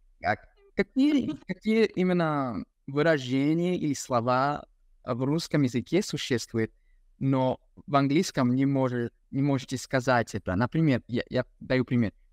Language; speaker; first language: Russian; non-native, fluent; English